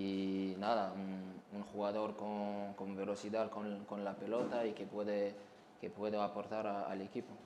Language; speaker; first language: Spanish; non-native, learner; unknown